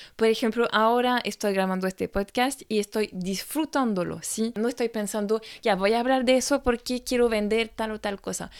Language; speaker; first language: Spanish; non-native, fluent; French